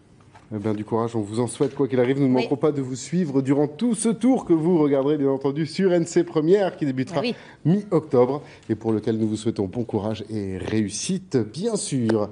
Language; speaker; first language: French; native; French